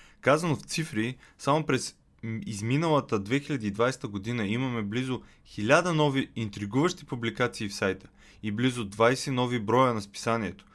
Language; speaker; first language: Bulgarian; native; Bulgarian